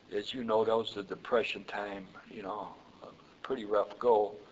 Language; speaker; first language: English; early bilingual, other home language; Yiddish